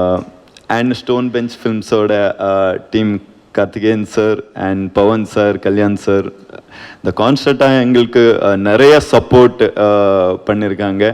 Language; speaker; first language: Tamil; non-native, learner; Kannada